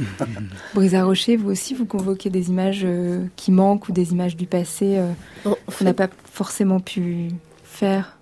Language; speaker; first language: French; native; French